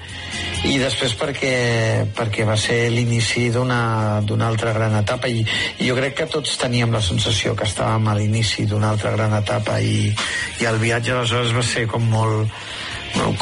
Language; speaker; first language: Catalan; native; Catalan